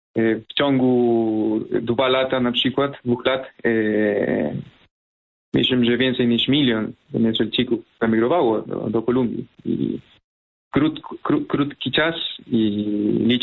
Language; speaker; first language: Polish; non-native, fluent; Spanish